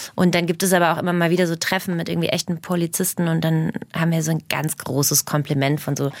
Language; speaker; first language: German; native; German